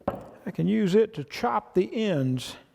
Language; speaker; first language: English; native; English